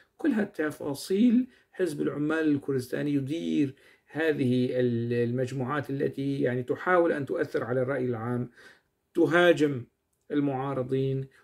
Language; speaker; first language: Arabic; non-native, local second language; Kurdish